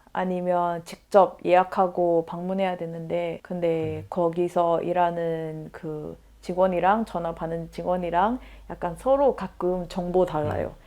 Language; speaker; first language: Korean; non-native, fluent; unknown